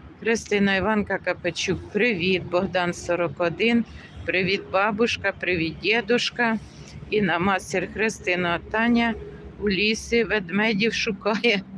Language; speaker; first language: Ukrainian; native; Ukrainian